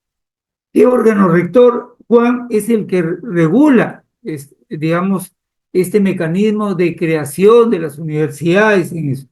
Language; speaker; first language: Spanish; native; Spanish